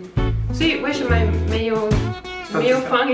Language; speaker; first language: Chinese; non-native, learner; French